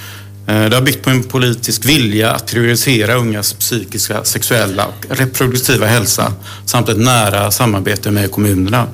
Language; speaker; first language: Swedish; native; Swedish